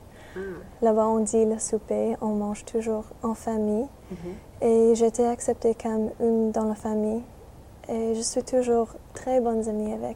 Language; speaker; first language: French; non-native, fluent; English